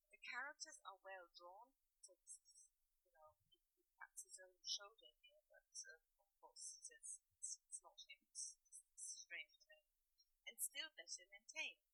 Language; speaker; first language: English; non-native, fluent; German